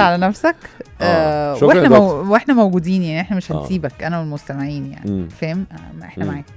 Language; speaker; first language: Arabic; native; Arabic